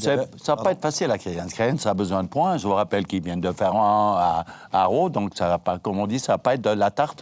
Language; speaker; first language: French; native; French